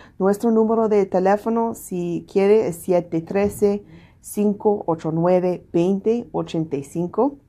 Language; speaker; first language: Spanish; non-native, learner; English